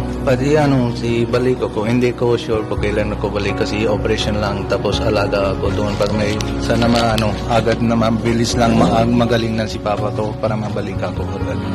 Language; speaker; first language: Filipino; non-native, learner; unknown